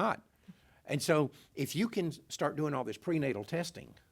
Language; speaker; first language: English; native; English